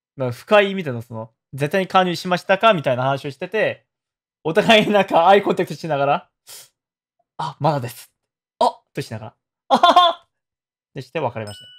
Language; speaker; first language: Japanese; non-native, fluent; Korean